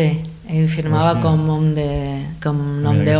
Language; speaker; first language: Catalan; non-native, learner; Spanish